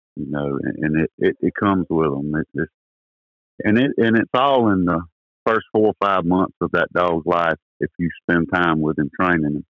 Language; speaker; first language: English; native; English